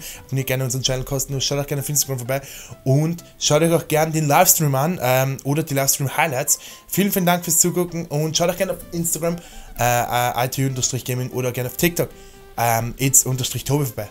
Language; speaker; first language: German; native; German